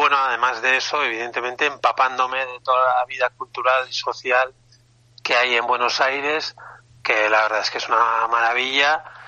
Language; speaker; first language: Spanish; non-native, local second language; Basque